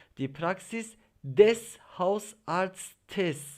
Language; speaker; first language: German; non-native, fluent; Turkish